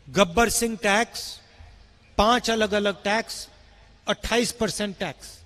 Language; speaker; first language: Hindi; native; Hindi